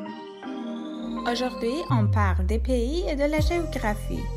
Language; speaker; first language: French; non-native, fluent; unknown